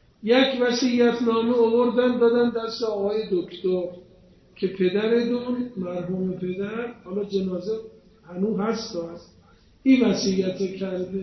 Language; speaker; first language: Persian; native; Persian